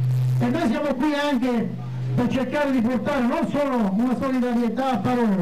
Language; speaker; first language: Italian; native; Italian